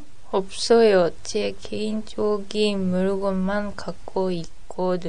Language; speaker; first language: Korean; non-native, learner; Japanese